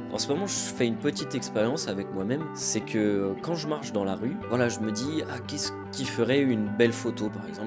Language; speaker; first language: French; native; French